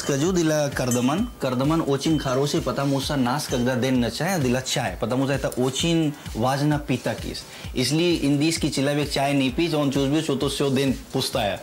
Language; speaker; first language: Russian; non-native, learner; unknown